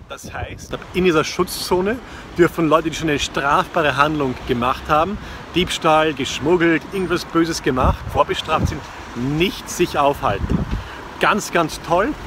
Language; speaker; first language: German; non-native, fluent; English